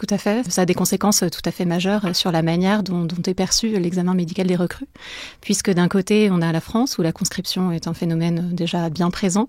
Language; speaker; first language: French; native; French